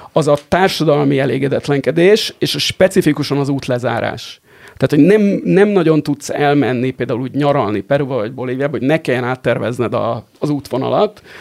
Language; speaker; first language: Hungarian; native; Hungarian